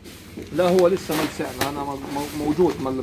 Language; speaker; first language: Arabic; non-native, learner; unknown